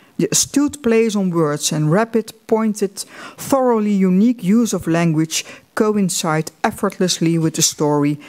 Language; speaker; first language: English; non-native, fluent; Dutch